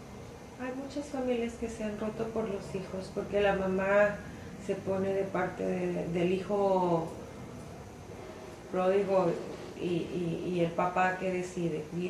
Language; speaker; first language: Spanish; native; Spanish